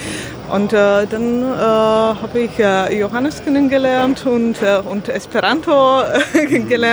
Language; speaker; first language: German; non-native, learner; Slovak